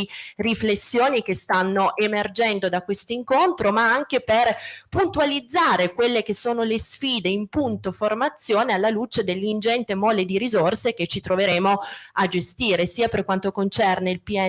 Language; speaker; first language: Italian; native; Italian